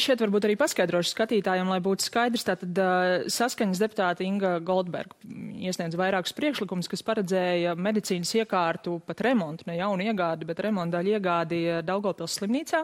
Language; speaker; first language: Latvian; native; Latvian